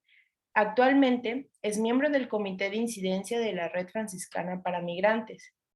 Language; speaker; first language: Spanish; native; Spanish